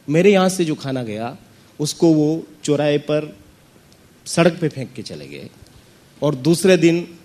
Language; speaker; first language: Hindi; native; Hindi